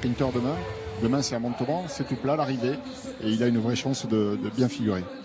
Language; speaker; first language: French; native; French